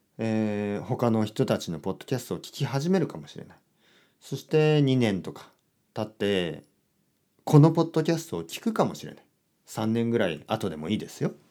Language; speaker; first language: Japanese; native; Japanese